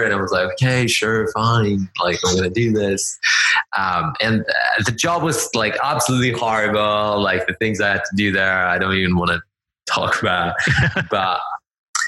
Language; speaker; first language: English; non-native, fluent; Lithuanian